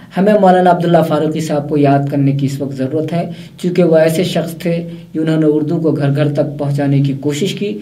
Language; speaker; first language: Urdu; native; Urdu